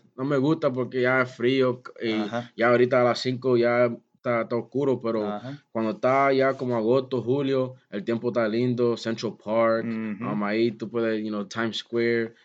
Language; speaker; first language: Spanish; early bilingual, heritage; Spanish